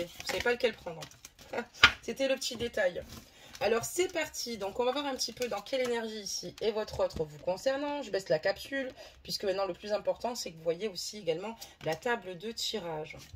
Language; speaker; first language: French; native; French